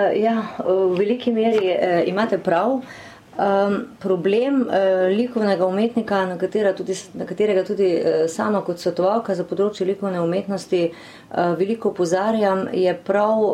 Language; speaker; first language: Slovenian; native; Slovenian